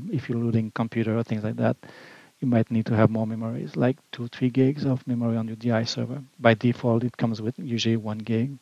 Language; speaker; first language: English; non-native, fluent; French